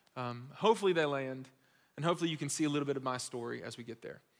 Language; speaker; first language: English; native; English